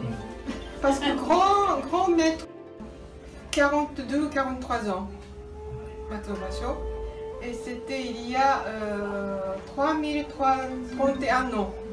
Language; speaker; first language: French; non-native, learner; Japanese